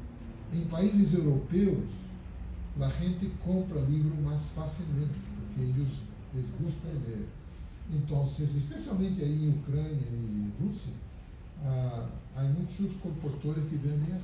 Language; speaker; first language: Spanish; non-native, fluent; Portuguese